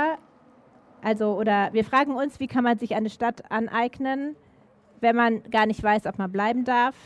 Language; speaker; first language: German; native; German